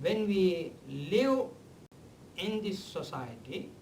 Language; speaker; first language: English; non-native, local second language; Sinhala